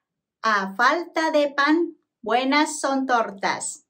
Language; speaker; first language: Spanish; non-native, learner; Japanese